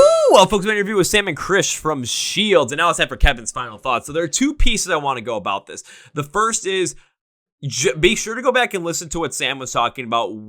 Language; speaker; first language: English; native; English